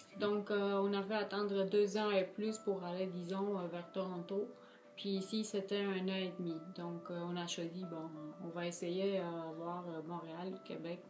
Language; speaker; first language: French; non-native, fluent; Romanian